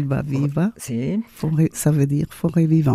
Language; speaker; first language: French; non-native, fluent; Spanish